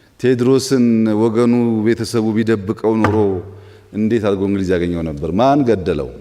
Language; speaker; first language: Amharic; non-native, local second language; Oromo